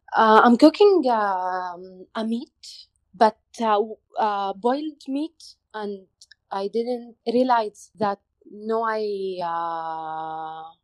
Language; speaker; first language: English; non-native, learner; Arabic